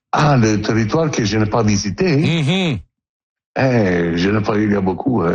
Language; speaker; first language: French; non-native, learner; Italian